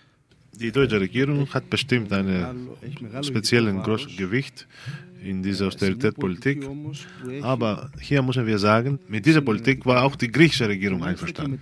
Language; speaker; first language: German; non-native, fluent; Greek